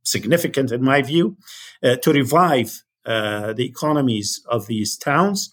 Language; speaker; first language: English; non-native, fluent; Arabic